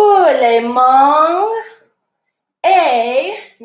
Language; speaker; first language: French; non-native, learner; English